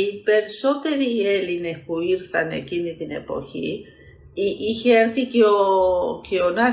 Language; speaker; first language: Greek; early bilingual, heritage; Greek